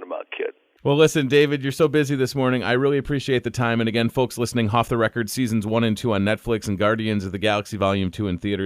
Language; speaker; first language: English; native; English